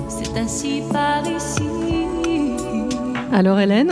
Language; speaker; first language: French; native; French